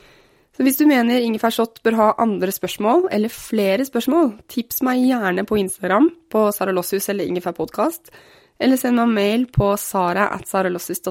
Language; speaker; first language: Norwegian; native; Norwegian